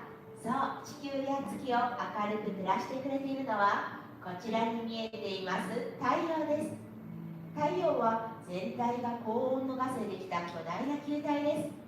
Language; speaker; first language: Japanese; native; Japanese